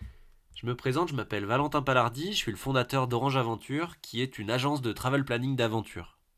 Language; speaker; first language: French; native; French